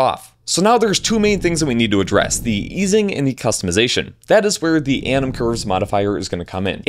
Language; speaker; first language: English; native; English